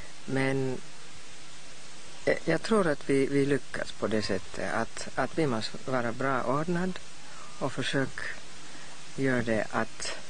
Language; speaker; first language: Swedish; non-native, fluent; English